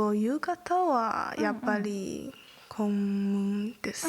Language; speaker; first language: Japanese; non-native, learner; Chinese